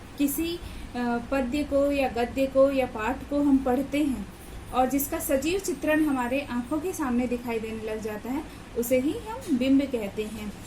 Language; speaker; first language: Hindi; native; Hindi